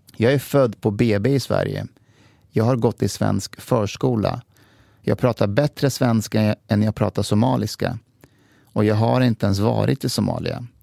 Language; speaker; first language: Swedish; early bilingual, other home language; Persian